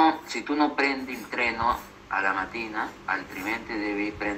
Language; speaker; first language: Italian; non-native, learner; Spanish